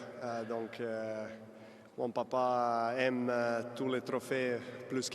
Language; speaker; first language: French; non-native, learner; Serbian